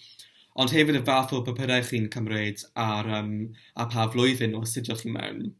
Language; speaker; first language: Welsh; non-native, local second language; English